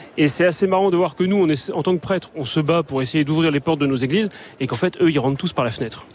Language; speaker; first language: French; native; French